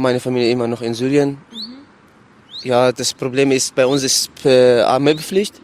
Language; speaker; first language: German; non-native, learner; Arabic